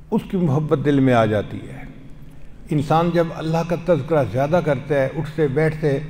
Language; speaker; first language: Urdu; non-native, local second language; Punjabi